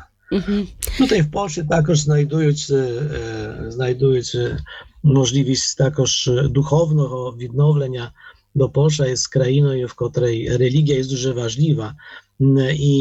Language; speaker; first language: Polish; non-native, learner; Ukrainian